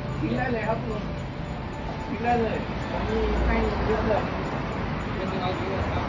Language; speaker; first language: Thai; native; Thai